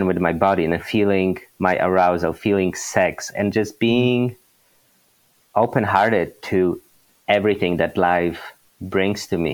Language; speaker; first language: English; non-native, fluent; Polish